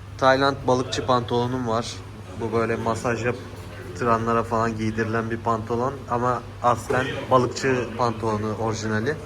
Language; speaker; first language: Turkish; native; Turkish